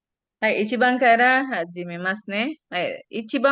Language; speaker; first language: Japanese; non-native, fluent; Indonesian